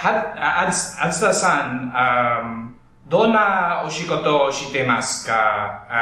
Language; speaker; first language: Japanese; non-native, learner; English